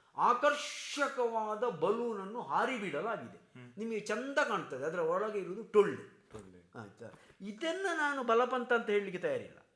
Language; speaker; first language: Kannada; native; Kannada